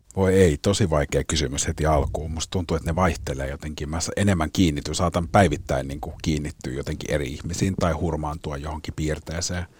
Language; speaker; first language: Finnish; native; Finnish